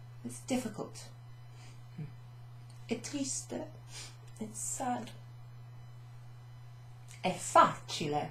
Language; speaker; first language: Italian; non-native, fluent; English